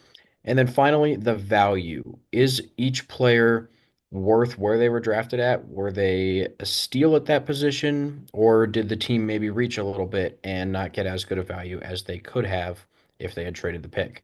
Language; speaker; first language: English; native; English